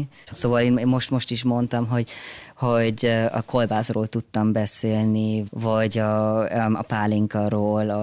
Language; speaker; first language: Hungarian; early bilingual, heritage; German